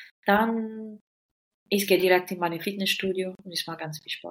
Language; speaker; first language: German; non-native, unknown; Italian